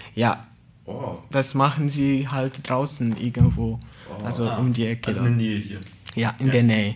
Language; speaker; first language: German; non-native, fluent; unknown